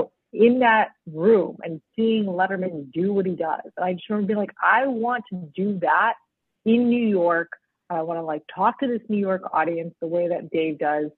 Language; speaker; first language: English; early bilingual, other home language; Spanish